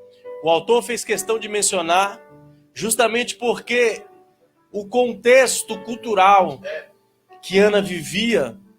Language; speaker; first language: Portuguese; native; Portuguese